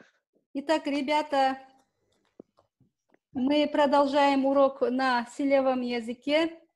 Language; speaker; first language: Russian; non-native, local second language; Kyrgyz